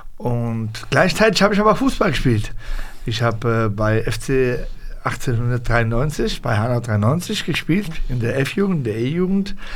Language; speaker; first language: German; early bilingual, other home language; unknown